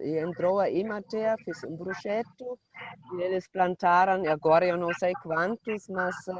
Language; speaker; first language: Portuguese; non-native, fluent; German